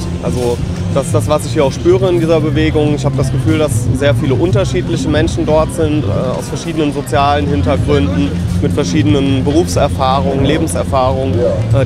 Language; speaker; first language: German; native; German